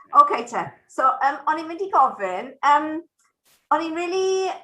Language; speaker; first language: Welsh; non-native, fluent; English